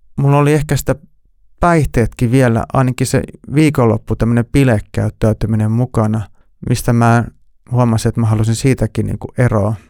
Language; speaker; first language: Finnish; native; Finnish